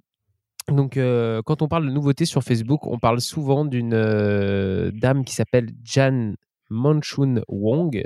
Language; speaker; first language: French; native; French